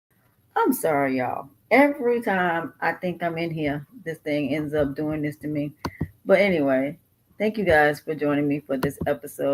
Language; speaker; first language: English; native; English